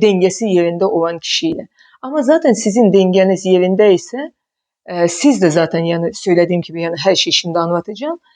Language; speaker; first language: Turkish; non-native, fluent; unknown